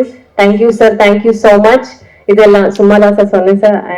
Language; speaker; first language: Tamil; non-native, learner; Malayalam